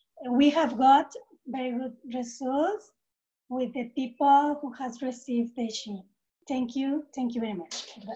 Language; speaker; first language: English; non-native, learner; Spanish